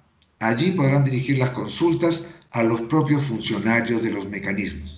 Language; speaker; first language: Spanish; native; Spanish